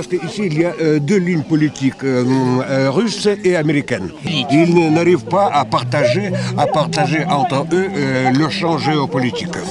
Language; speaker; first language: French; non-native, fluent; Russian